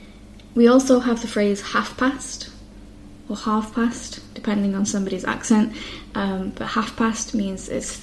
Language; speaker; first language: English; native; English